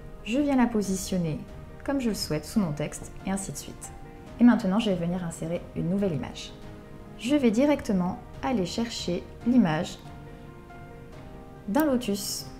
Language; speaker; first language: French; native; French